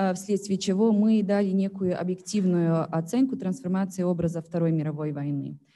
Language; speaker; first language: Russian; non-native, fluent; Bosnian